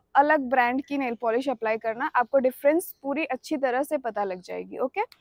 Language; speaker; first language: Hindi; non-native, local second language; Odia